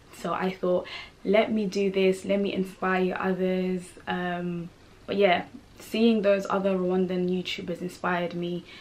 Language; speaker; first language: English; non-native, local second language; Kinyarwanda